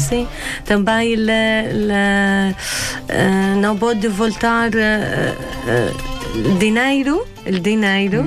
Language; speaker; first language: Portuguese; non-native, learner; Arabic